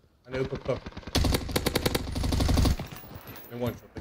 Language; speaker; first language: Swedish; native; Swedish